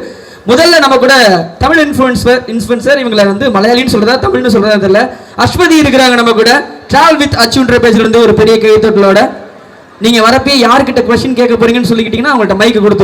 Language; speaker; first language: Tamil; native; Tamil